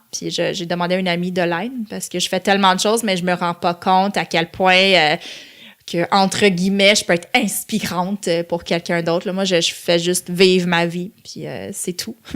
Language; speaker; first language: French; non-native, local second language; Italian